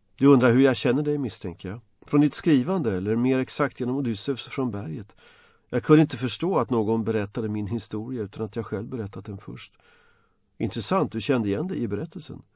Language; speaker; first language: Swedish; non-native, fluent; Bosnian